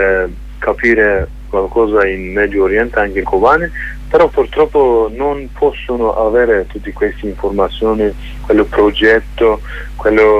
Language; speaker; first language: Italian; non-native, learner; Kurdish